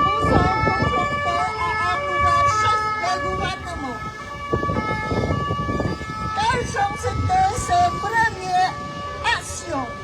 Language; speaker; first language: French; non-native, fluent; Khmer